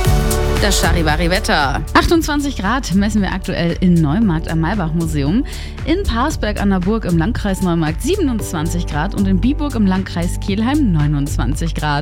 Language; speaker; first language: German; native; German